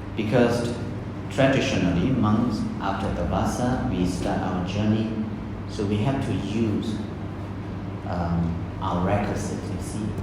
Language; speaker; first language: English; non-native, fluent; Burmese